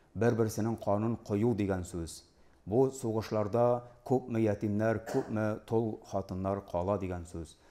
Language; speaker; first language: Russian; non-native, local second language; Tatar